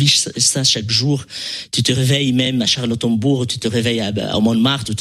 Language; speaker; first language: French; non-native, local second language; Arabic